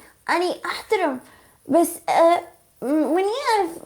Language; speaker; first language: Arabic; non-native, learner; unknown